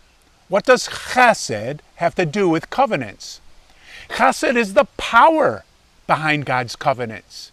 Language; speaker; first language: English; native; English